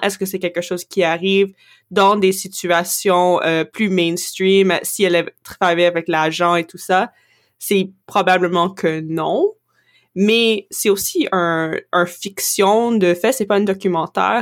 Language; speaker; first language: French; non-native, local second language; English